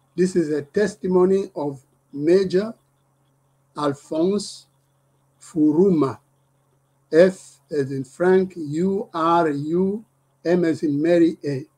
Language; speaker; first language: English; non-native, fluent; Lingala